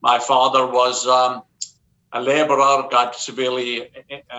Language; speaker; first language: English; native; English